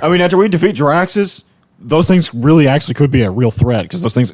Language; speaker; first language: English; native; English